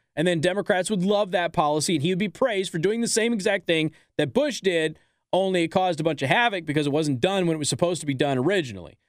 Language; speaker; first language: English; native; English